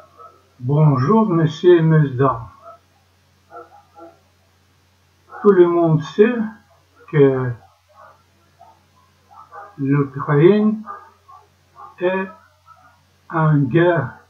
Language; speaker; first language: French; non-native, learner; Ukrainian